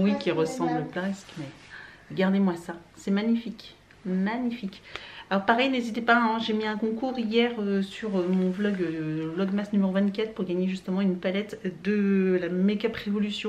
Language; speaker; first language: French; native; French